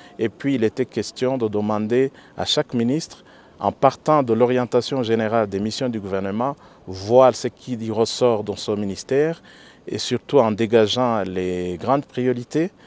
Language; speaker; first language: French; non-native, local second language; Rundi